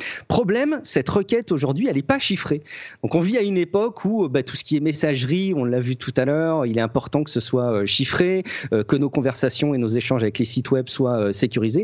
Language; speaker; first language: French; native; French